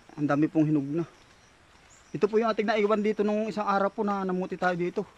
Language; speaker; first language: Filipino; native; Filipino